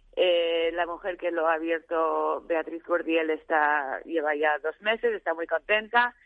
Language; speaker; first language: Spanish; early bilingual, heritage; Spanish